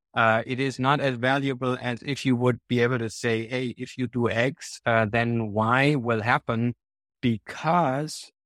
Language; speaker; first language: English; non-native, fluent; German